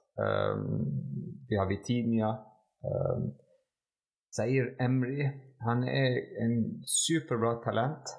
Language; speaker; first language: Norwegian; non-native, fluent; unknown